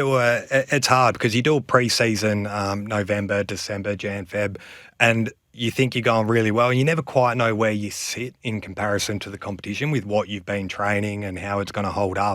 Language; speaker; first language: English; native; English